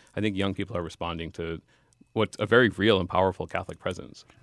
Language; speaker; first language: English; native; English